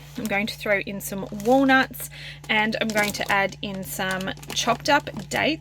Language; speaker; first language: English; native; English